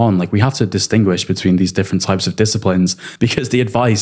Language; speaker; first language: English; native; English